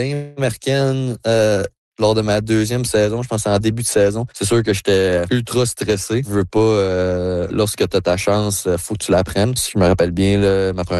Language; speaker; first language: French; native; French